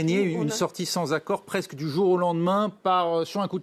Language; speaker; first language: French; native; French